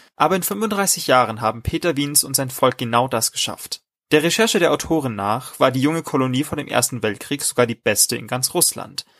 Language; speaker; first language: German; native; German